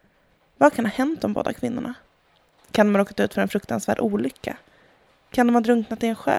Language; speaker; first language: Swedish; native; Swedish